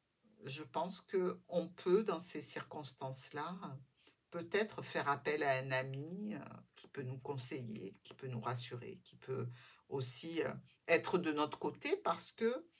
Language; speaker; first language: French; native; French